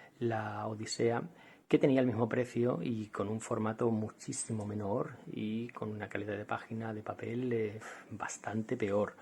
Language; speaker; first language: Spanish; native; Spanish